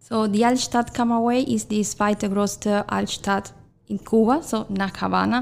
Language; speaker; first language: German; non-native, fluent; Spanish